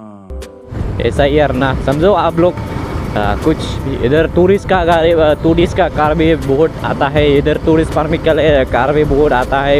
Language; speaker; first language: Hindi; non-native, learner; Bodo